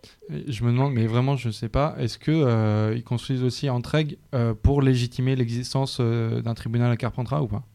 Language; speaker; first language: French; native; French